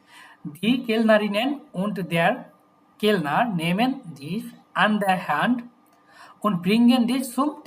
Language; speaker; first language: German; non-native, learner; Bangla